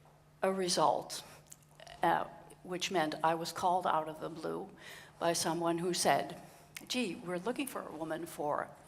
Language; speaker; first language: English; non-native, fluent; Dutch